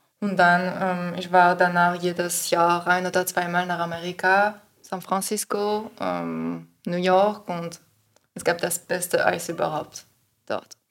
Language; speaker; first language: German; non-native, learner; French